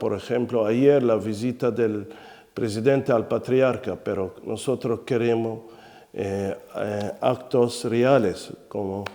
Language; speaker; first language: Spanish; non-native, fluent; Arabic